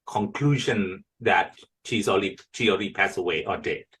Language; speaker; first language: English; non-native, fluent; Thai